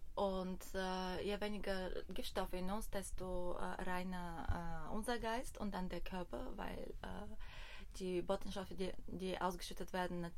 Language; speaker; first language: German; non-native, fluent; Bulgarian